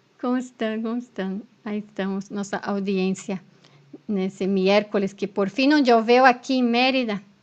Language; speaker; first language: Spanish; non-native, fluent; Portuguese